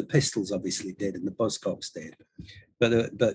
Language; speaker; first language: English; native; English